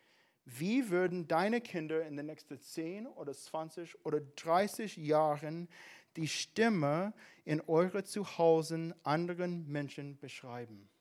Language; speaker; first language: German; non-native, fluent; English